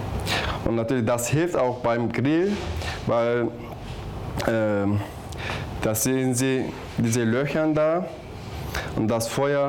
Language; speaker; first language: German; non-native, learner; Turkish